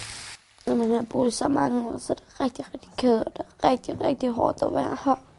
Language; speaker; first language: Danish; early bilingual, other home language; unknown